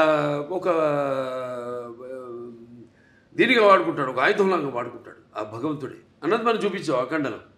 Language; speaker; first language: Telugu; native; Telugu